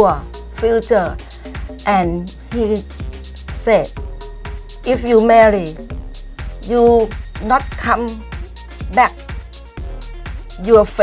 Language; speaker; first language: English; non-native, learner; Thai